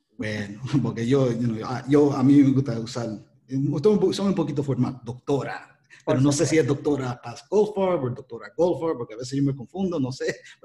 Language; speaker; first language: Spanish; early bilingual, heritage; Spanish